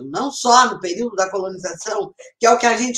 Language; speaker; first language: Portuguese; native; Portuguese